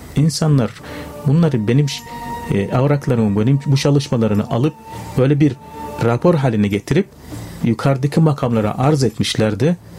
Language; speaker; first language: Turkish; non-native, fluent; Arabic